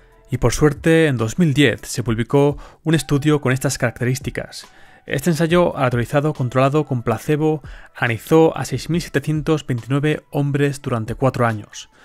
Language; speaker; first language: Spanish; native; Spanish